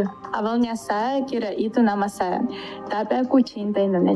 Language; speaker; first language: Indonesian; non-native, fluent; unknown